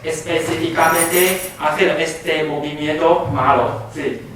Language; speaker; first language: Spanish; non-native, fluent; Chinese